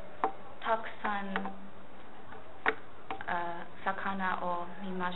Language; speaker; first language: Japanese; non-native, learner; English